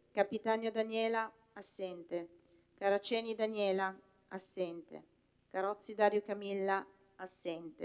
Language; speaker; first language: Italian; native; Italian